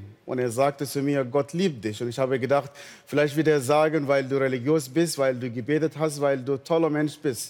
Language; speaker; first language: German; non-native, fluent; Arabic